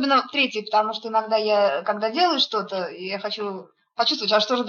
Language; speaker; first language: Russian; native; Russian